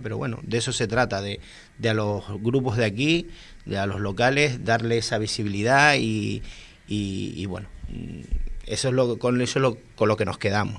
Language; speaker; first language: Spanish; native; Spanish